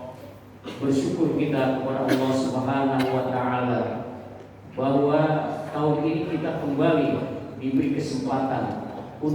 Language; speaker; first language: Indonesian; native; Indonesian